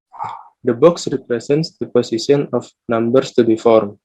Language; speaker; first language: English; non-native, learner; Indonesian